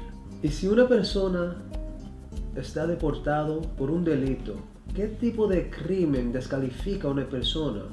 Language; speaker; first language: Spanish; early bilingual, heritage; Spanish